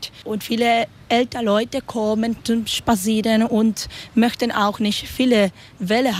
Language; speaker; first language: German; non-native, learner; Spanish